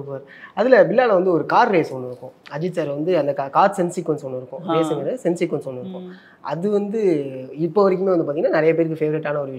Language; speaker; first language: Tamil; native; Tamil